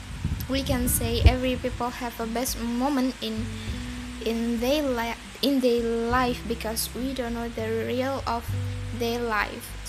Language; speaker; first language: English; non-native, learner; Indonesian